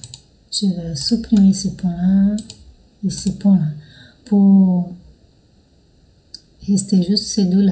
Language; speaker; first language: French; non-native, fluent; Portuguese